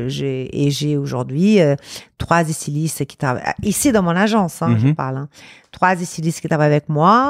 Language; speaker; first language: French; non-native, fluent; Portuguese